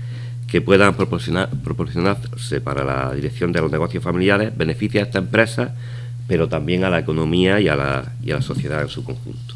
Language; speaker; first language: Spanish; native; Spanish